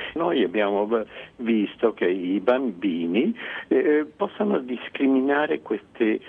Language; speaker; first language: Italian; non-native, fluent; Spanish